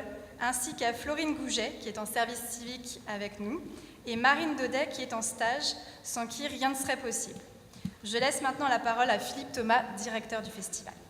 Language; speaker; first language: French; native; French